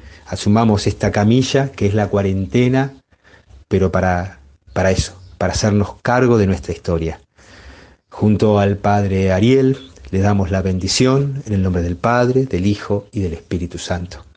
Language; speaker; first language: Spanish; native; Spanish